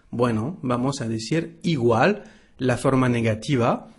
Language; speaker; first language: Spanish; non-native, fluent; French